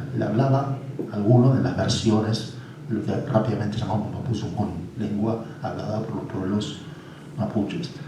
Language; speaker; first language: Spanish; native; Spanish